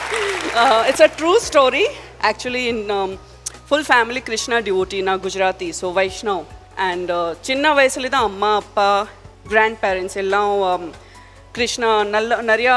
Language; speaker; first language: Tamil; non-native, learner; Gujarati